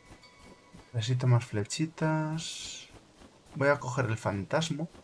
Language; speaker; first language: Spanish; native; Spanish